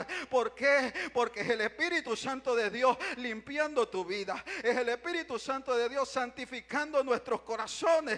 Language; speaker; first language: Spanish; native; Spanish